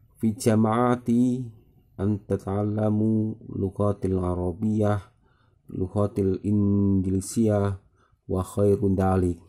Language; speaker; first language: Arabic; non-native, learner; Indonesian